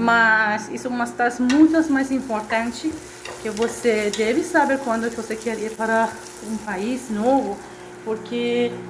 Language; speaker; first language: Portuguese; non-native, fluent; Persian